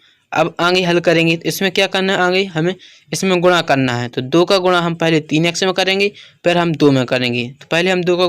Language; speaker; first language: Hindi; native; Hindi